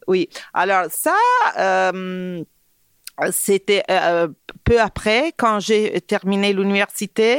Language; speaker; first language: French; non-native, fluent; Italian